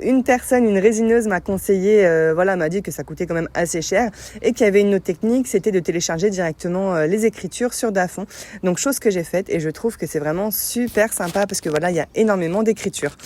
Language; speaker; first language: French; native; French